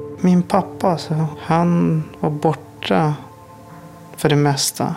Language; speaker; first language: Swedish; non-native, fluent; Persian